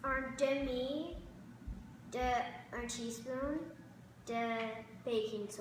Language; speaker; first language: French; non-native, learner; English